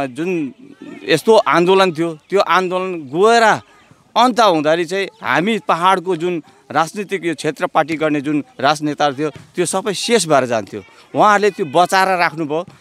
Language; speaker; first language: Nepali; native; Nepali